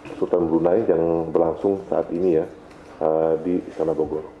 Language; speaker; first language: Indonesian; native; Indonesian